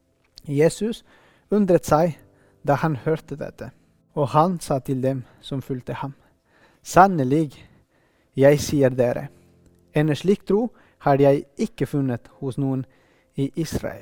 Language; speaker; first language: Norwegian; non-native, fluent; Spanish